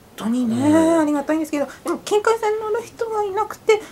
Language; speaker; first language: Japanese; native; Japanese